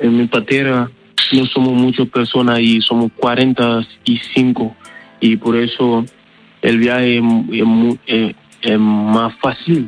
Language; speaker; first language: Spanish; non-native, learner; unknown